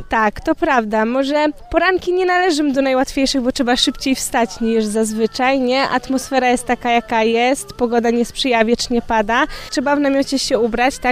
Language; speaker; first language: Polish; native; Polish